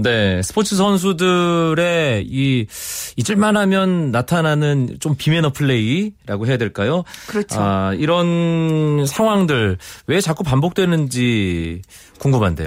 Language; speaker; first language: Korean; native; Korean